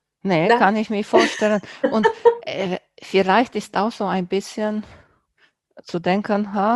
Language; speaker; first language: German; non-native, fluent; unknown